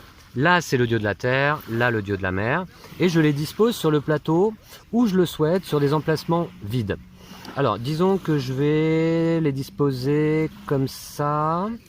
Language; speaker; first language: French; native; French